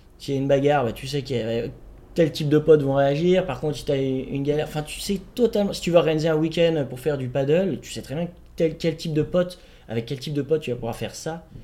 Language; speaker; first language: French; native; French